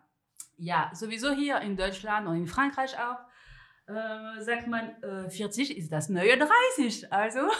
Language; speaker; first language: German; non-native, fluent; French